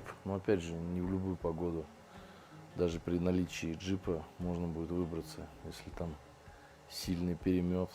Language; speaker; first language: Russian; native; Russian